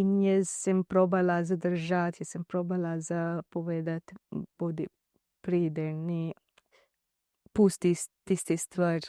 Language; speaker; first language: Slovenian; non-native, learner; Divehi